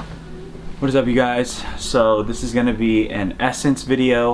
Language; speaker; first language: English; native; English